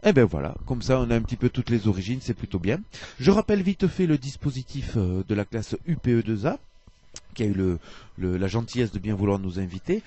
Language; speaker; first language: French; native; French